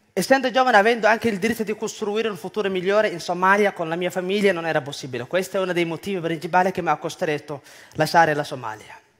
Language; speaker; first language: Italian; non-native, fluent; Somali